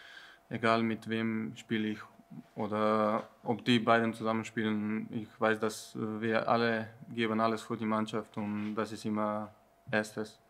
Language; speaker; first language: German; non-native, learner; Slovenian